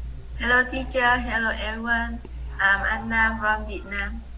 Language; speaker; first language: English; non-native, learner; Vietnamese